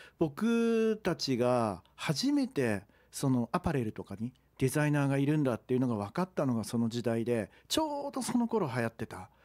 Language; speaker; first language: Japanese; native; Japanese